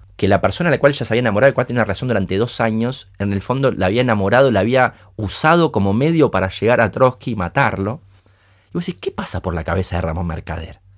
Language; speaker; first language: Spanish; early bilingual, other home language; Portuguese